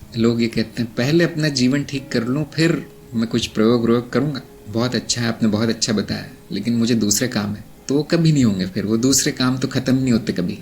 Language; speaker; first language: Hindi; non-native, local second language; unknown